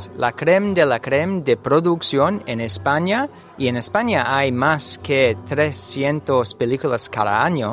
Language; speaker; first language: Spanish; non-native, learner; English